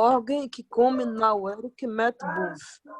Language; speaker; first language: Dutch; non-native, learner; Portuguese